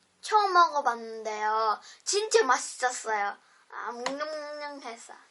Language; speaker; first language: Korean; non-native, learner; Japanese